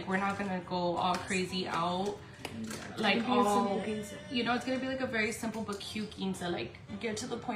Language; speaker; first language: English; early bilingual, other home language; Spanish